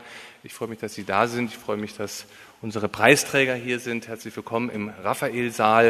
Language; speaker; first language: German; native; German